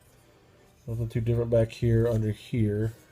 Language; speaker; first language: English; native; English